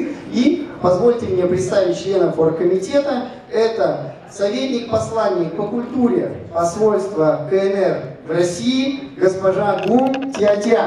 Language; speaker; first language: Russian; native; Russian